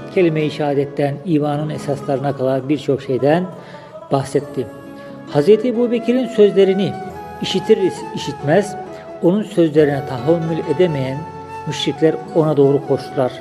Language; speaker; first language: Turkish; native; Turkish